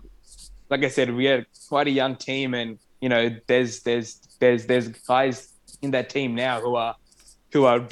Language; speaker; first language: English; non-native, local second language; Arabic